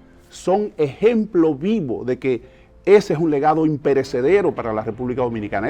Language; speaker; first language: Spanish; native; Spanish